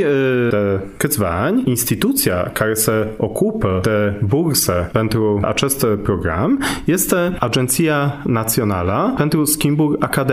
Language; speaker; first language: Romanian; non-native, fluent; Polish